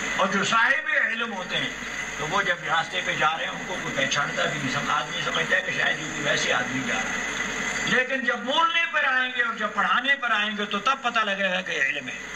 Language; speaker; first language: Urdu; non-native, local second language; Pashto